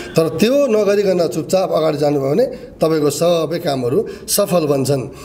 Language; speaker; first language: Nepali; non-native, local second language; Limbu